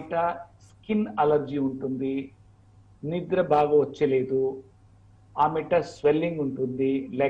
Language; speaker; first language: Telugu; non-native, learner; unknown